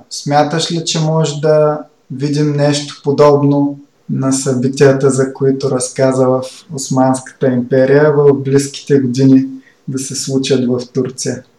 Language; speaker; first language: Bulgarian; native; Bulgarian